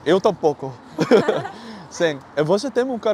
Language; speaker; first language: Portuguese; non-native, learner; Dutch